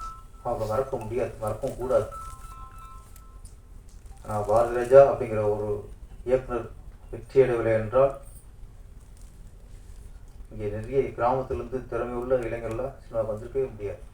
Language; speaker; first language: Tamil; native; Tamil